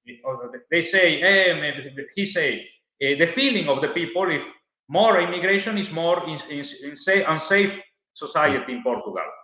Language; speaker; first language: English; non-native, learner; Italian